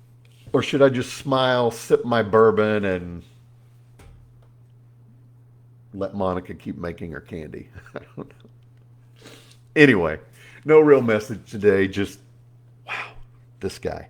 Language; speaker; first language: English; native; English